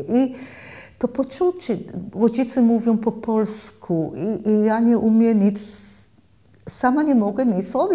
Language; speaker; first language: Polish; early bilingual, heritage; Polish